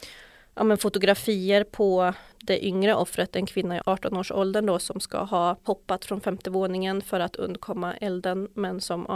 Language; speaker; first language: Swedish; native; Swedish